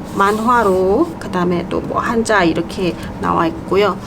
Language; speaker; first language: Korean; non-native, fluent; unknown